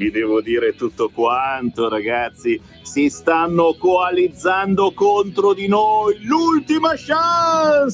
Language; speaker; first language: Italian; native; Italian